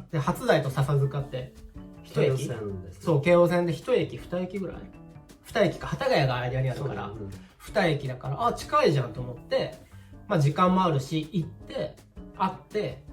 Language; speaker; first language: Japanese; native; Japanese